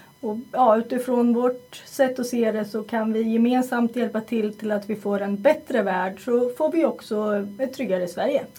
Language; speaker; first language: Swedish; native; Swedish